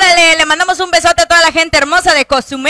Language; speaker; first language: Spanish; native; Spanish